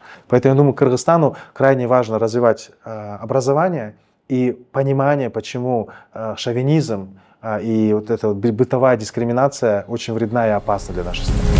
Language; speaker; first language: Russian; native; Russian